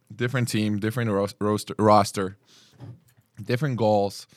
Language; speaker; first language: English; early bilingual, other home language; Lithuanian